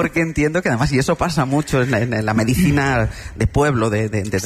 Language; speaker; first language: Spanish; native; Spanish